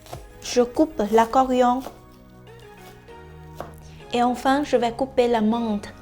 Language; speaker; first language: French; non-native, fluent; Vietnamese